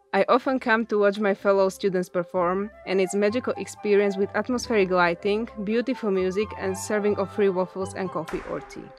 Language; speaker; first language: English; non-native, fluent; Slovak